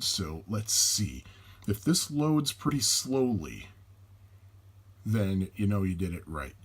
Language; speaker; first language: English; native; English